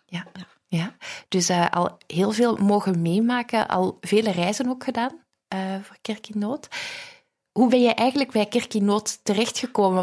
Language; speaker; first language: Dutch; native; Dutch